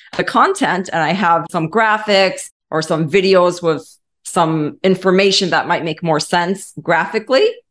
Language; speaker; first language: English; native; English